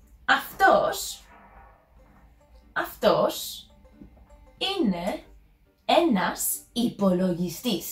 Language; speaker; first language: Greek; non-native, learner; English